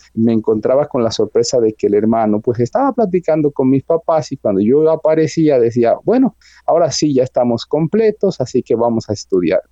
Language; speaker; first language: Spanish; native; Spanish